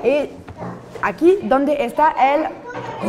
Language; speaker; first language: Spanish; non-native, learner; French